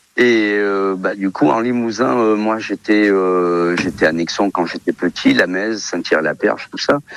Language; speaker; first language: French; early bilingual, other home language; Portuguese